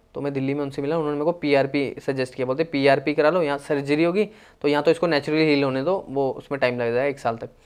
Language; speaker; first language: Hindi; native; Hindi